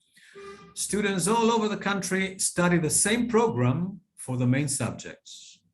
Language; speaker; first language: English; non-native, fluent; Spanish